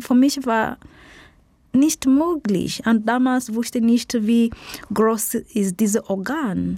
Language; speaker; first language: German; non-native, learner; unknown